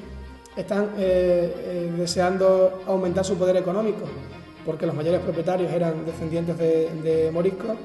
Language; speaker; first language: Spanish; native; Spanish